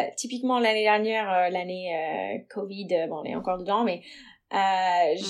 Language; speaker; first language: French; non-native, fluent; English